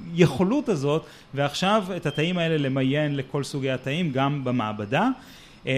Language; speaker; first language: Hebrew; native; Hebrew